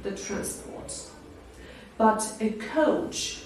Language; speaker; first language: English; non-native, fluent; Georgian